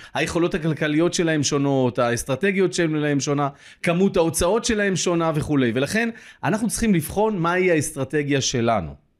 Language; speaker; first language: Hebrew; native; Hebrew